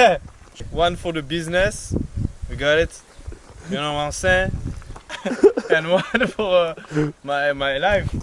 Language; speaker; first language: English; non-native, learner; French